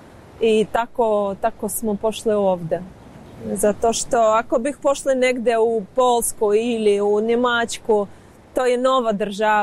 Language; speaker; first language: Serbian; non-native, learner; Ukrainian